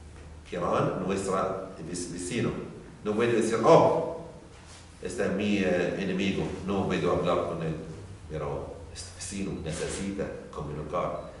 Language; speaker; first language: Spanish; non-native, learner; Arabic